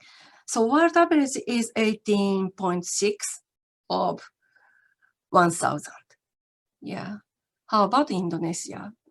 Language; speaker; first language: English; non-native, learner; Japanese